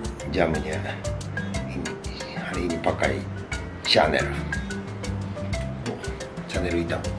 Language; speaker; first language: Indonesian; non-native, learner; Japanese